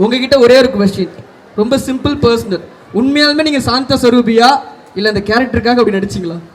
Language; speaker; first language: Tamil; native; Tamil